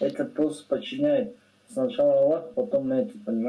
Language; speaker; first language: Russian; non-native, learner; Tajik